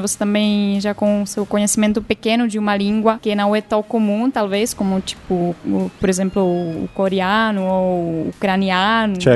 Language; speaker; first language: Portuguese; non-native, fluent; Czech